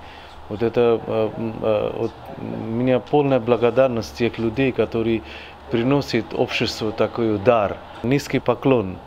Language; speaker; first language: Russian; non-native, fluent; Bangla